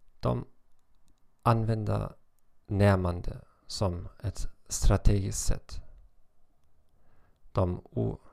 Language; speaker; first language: Swedish; non-native, fluent; German